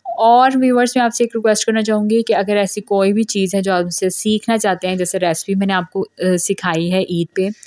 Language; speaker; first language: Urdu; non-native, local second language; Punjabi